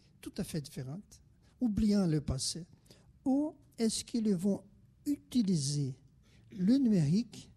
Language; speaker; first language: French; non-native, fluent; Portuguese